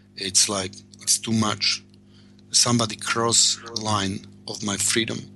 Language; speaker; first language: English; non-native, learner; Slovak